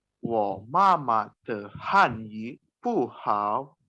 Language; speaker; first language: Chinese; non-native, learner; Indonesian